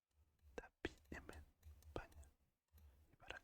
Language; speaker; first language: Basque; non-native, learner; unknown